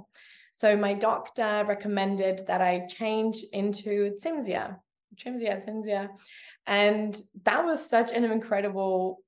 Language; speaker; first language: English; native; English